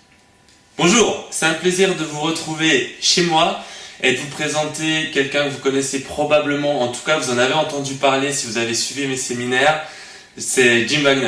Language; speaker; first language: French; native; French